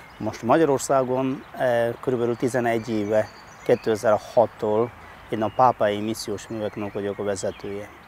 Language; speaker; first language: Hungarian; non-native, fluent; Malayalam